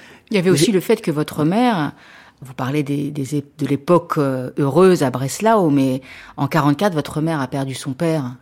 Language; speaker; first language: French; native; French